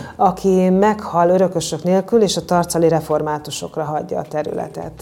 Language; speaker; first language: Hungarian; native; Hungarian